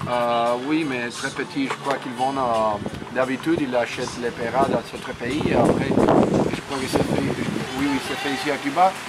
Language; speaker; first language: French; non-native, learner; Spanish